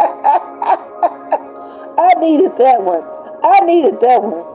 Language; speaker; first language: English; native; English